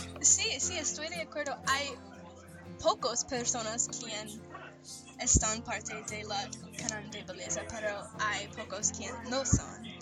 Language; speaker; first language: Spanish; non-native, learner; English